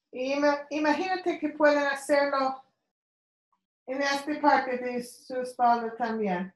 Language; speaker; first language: Spanish; non-native, learner; English